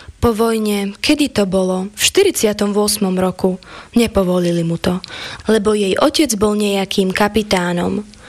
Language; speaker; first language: Slovak; native; Slovak